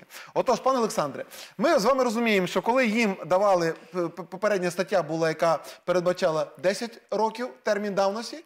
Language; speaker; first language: Ukrainian; native; Ukrainian